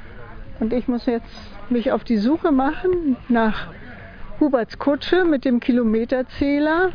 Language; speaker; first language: German; native; German